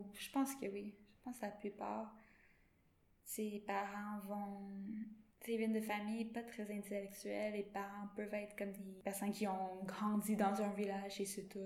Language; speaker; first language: French; non-native, local second language; English